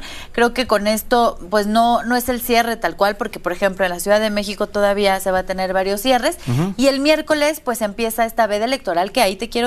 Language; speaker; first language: Spanish; native; Spanish